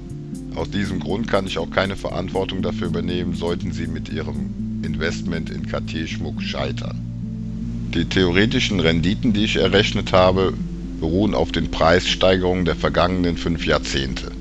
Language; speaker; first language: German; native; German